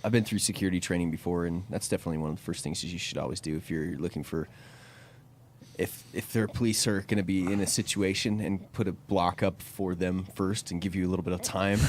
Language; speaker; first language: English; native; English